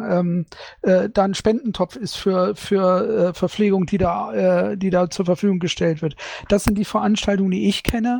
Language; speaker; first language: German; native; German